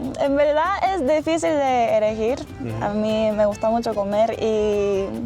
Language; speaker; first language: Spanish; non-native, fluent; Japanese